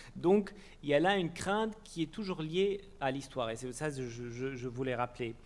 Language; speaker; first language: French; non-native, fluent; German